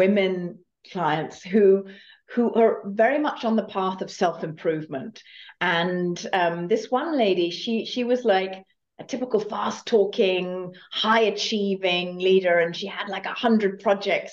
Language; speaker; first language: English; native; English